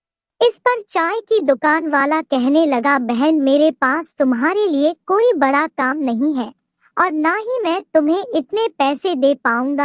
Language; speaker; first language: Hindi; native; Hindi